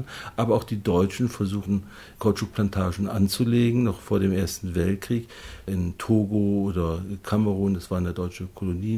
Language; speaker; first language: German; native; German